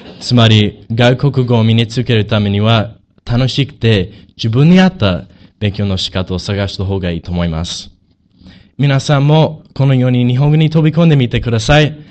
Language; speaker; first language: Japanese; non-native, learner; English